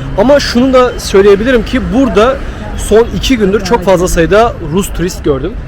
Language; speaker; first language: Turkish; native; Turkish